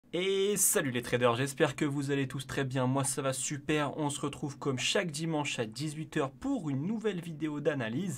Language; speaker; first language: French; native; French